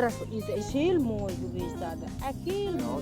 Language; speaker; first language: Dutch; non-native, learner; Indonesian